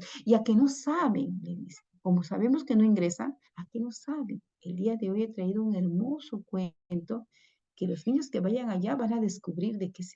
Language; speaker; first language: Spanish; native; Spanish